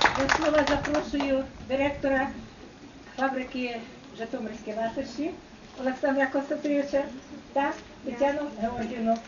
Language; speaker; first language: Ukrainian; native; Ukrainian